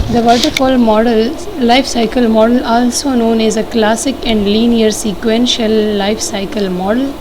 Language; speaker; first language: English; non-native, local second language; Urdu